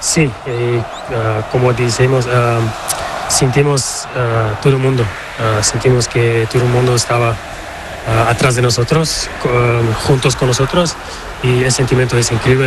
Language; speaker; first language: Spanish; non-native, fluent; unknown